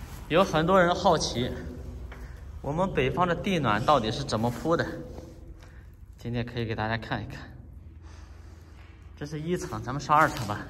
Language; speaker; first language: Chinese; native; Chinese